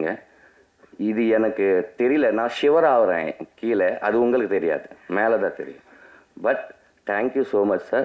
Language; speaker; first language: Tamil; non-native, learner; Telugu